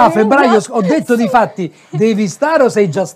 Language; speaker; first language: Italian; native; Italian